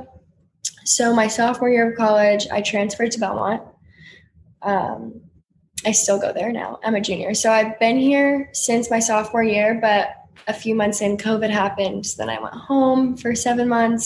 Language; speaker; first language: English; native; English